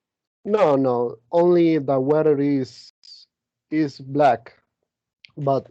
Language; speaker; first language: English; non-native, learner; Spanish